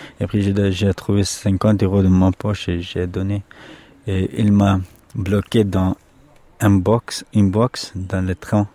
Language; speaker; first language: French; non-native, learner; Pashto